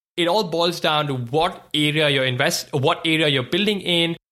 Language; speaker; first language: English; non-native, local second language; Hindi